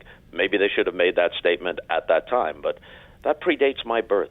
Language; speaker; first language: English; native; English